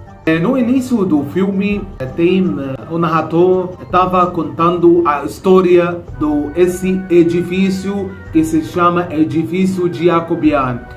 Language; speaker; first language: Portuguese; non-native, fluent; Arabic